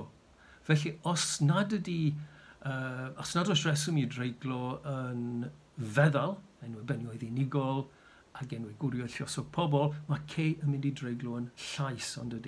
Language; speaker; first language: Welsh; native; Welsh